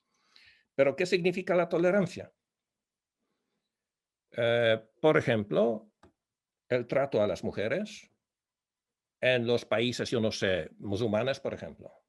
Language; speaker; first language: Spanish; non-native, fluent; Polish